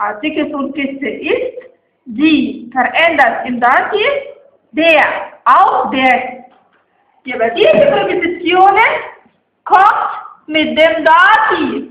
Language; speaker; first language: German; non-native, fluent; Arabic